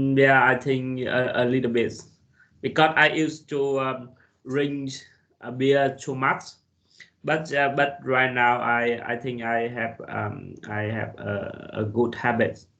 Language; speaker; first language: English; non-native, learner; Vietnamese